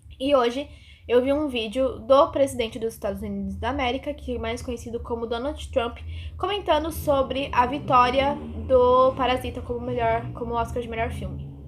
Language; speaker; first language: Portuguese; native; Portuguese